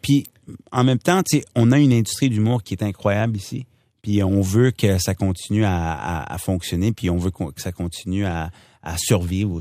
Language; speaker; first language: French; non-native, local second language; Punjabi